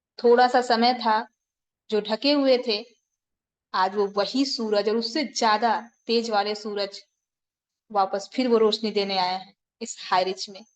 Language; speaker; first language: Hindi; native; Hindi